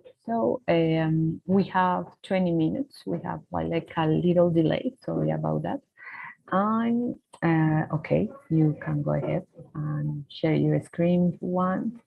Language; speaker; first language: English; non-native, fluent; Spanish